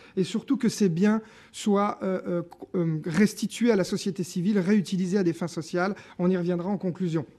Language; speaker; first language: French; native; French